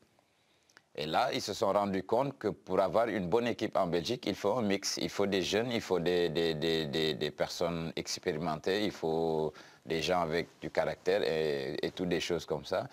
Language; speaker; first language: French; non-native, local second language; Wolof